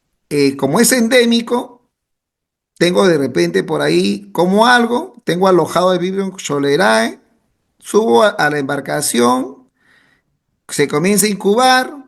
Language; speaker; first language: Spanish; native; Spanish